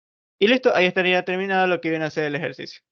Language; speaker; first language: Spanish; native; Spanish